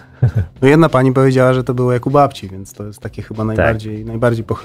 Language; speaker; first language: Polish; native; Polish